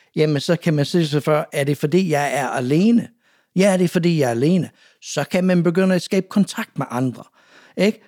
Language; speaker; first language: Danish; non-native, fluent; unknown